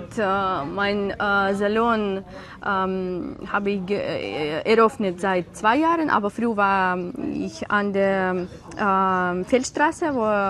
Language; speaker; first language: German; non-native, learner; Ukrainian